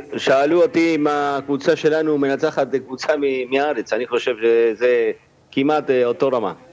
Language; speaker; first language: Hebrew; non-native, fluent; Spanish